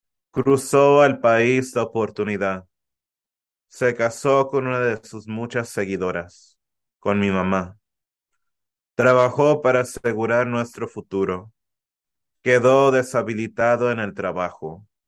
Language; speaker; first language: Spanish; early bilingual, heritage; Spanish